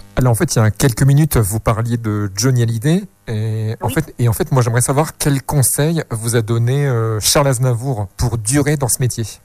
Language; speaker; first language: French; native; French